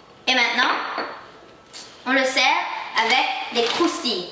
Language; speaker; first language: French; non-native, learner; English